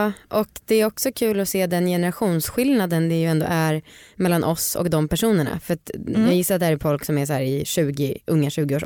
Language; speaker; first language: Swedish; native; Swedish